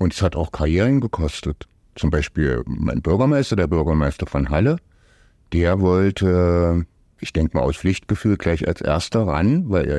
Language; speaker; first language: German; native; German